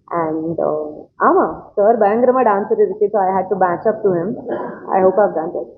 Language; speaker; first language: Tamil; non-native, learner; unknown